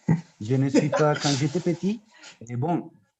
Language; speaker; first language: French; non-native, fluent; Spanish